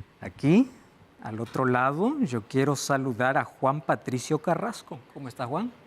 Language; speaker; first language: Spanish; non-native, fluent; Portuguese